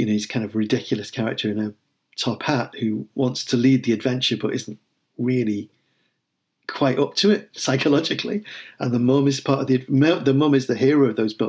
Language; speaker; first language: English; native; English